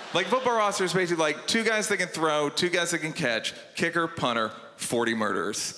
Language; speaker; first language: English; native; English